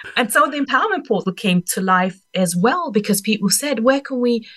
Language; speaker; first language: English; non-native, fluent; German